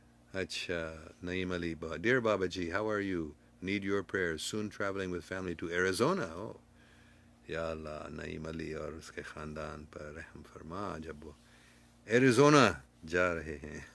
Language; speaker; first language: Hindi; non-native, fluent; English